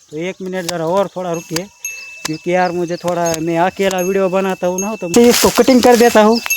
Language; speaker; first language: Hindi; non-native, local second language; Marathi